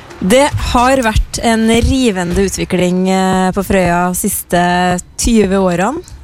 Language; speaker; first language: Norwegian; native; Norwegian